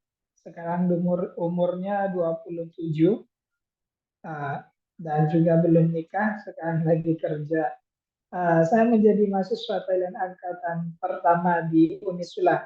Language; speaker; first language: Indonesian; non-native, fluent; Thai